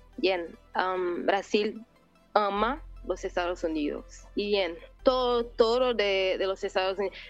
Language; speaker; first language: Spanish; non-native, learner; Portuguese